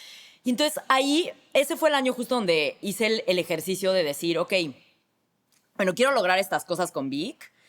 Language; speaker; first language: Spanish; native; Spanish